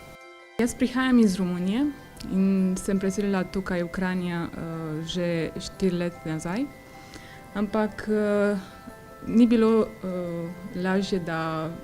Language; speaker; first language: Slovenian; non-native, learner; Romanian